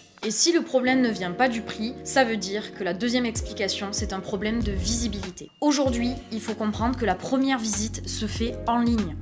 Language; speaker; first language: French; native; French